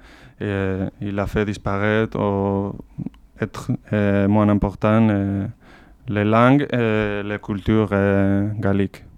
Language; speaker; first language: French; non-native, learner; Basque